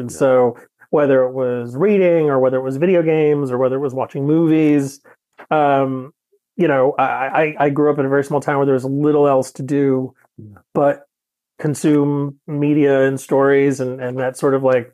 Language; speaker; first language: English; native; English